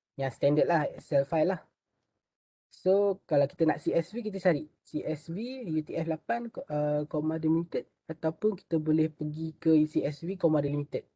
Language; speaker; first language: Malay; native; Malay